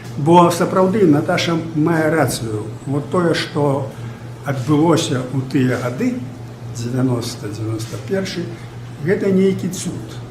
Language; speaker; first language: Belarusian; native; Belarusian